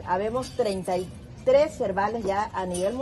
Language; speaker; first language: Spanish; native; Spanish